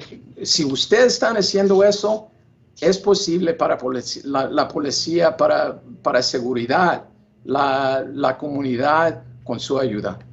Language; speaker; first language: Spanish; non-native, learner; English